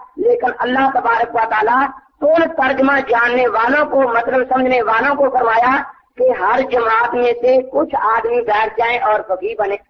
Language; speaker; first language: Urdu; non-native, local second language; Punjabi